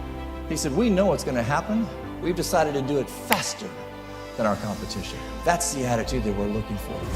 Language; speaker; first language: English; native; English